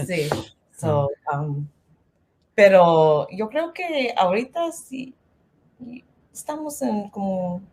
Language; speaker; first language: Spanish; non-native, learner; English